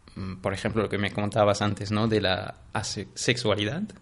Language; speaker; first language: Spanish; non-native, fluent; Arabic